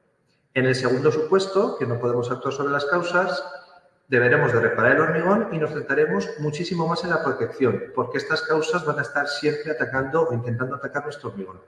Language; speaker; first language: Spanish; native; Spanish